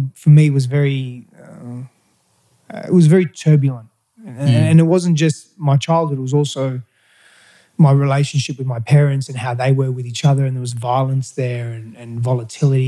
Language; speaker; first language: English; early bilingual, other home language; Greek